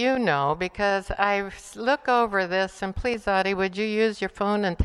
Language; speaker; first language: English; non-native, fluent; Spanish